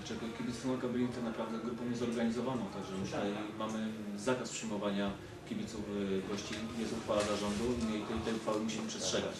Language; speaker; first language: Polish; native; Polish